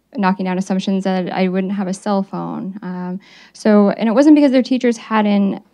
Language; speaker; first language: English; native; English